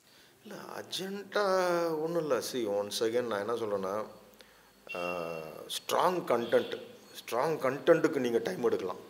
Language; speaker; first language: Tamil; native; Tamil